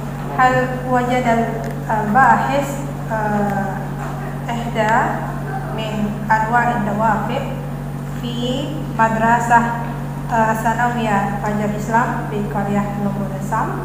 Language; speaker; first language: Arabic; non-native, fluent; Indonesian